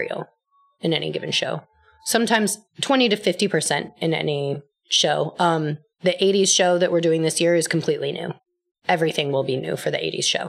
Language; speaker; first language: English; native; English